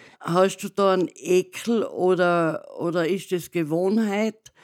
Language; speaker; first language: German; native; German